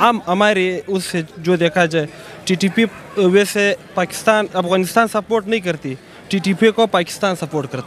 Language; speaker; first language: Hindi; non-native, local second language; Pashto